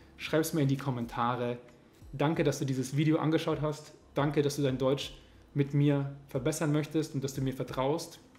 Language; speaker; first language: German; native; German